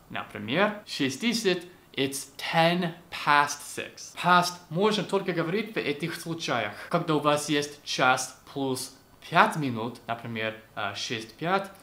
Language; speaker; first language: Russian; non-native, fluent; English